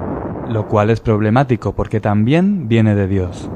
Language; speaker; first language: Spanish; native; Spanish